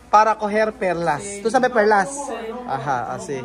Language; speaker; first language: Spanish; non-native, learner; Filipino